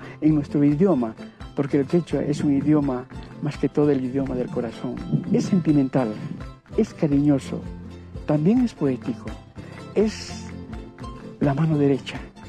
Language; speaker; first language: Spanish; non-native, local second language; Quechua